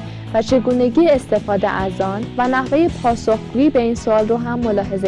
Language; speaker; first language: Persian; native; Persian